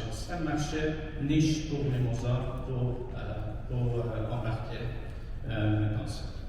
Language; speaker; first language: French; non-native, fluent; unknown